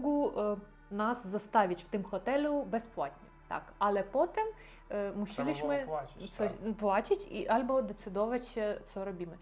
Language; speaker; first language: Polish; non-native, learner; Russian